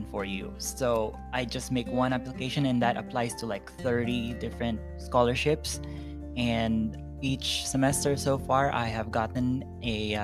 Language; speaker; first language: English; non-native, local second language; Filipino